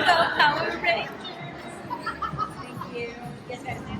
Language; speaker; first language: English; native; English